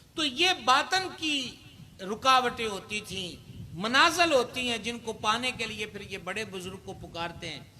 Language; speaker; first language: Urdu; non-native, local second language; Punjabi